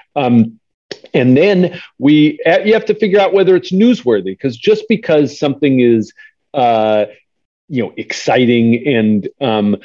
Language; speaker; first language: English; native; English